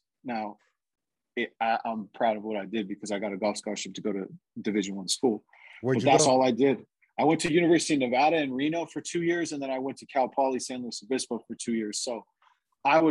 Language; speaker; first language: English; native; English